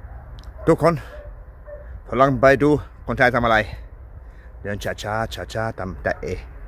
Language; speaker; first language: Thai; non-native, learner; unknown